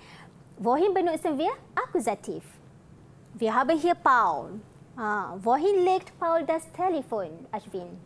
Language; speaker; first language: German; non-native, fluent; Malay